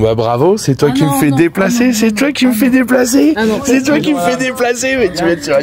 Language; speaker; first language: French; native; French